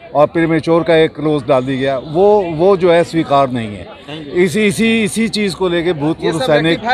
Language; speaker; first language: Hindi; native; Hindi